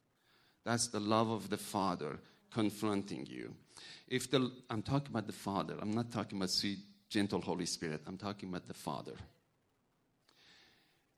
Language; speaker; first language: English; non-native, fluent; Persian